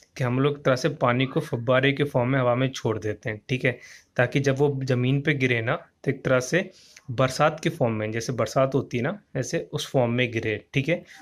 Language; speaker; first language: Hindi; native; Hindi